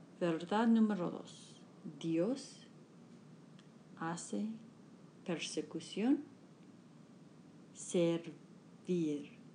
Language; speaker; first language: Spanish; non-native, learner; English